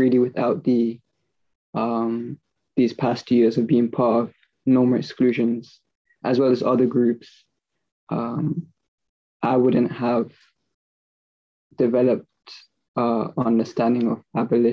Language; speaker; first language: English; native; English